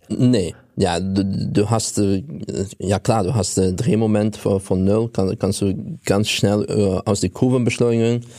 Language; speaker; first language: German; non-native, fluent; Russian